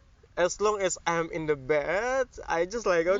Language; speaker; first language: English; non-native, learner; Indonesian